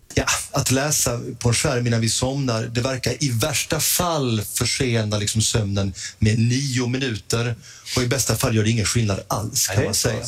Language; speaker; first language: Swedish; native; Swedish